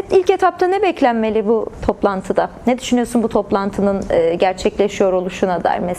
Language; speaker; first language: Turkish; native; Turkish